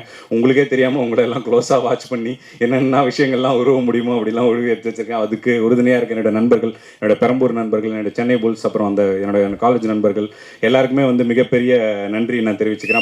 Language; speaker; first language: Tamil; native; Tamil